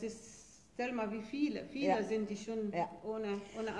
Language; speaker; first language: German; non-native, fluent; Arabic